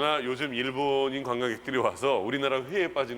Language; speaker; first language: Korean; native; Korean